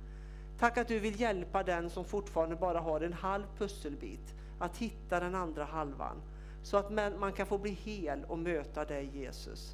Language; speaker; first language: Swedish; native; Swedish